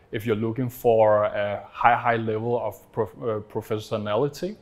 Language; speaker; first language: English; non-native, fluent; Danish